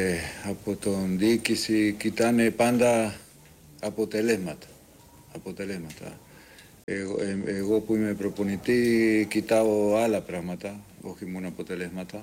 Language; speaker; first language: Greek; non-native, learner; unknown